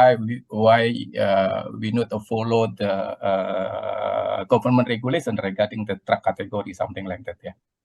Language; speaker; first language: English; non-native, learner; Indonesian